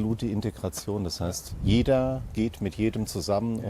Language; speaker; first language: German; native; German